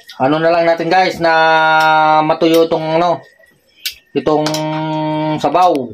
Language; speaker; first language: Filipino; non-native, local second language; Iloko